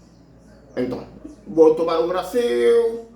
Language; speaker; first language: Portuguese; non-native, learner; Spanish